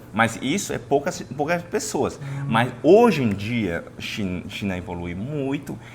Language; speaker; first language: Portuguese; non-native, fluent; Chinese